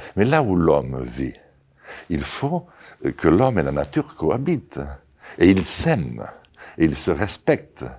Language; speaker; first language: French; non-native, local second language; Occitan